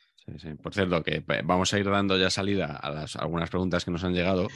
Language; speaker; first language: Spanish; native; Spanish